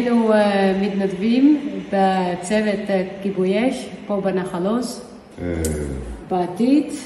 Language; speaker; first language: Hebrew; non-native, fluent; Dutch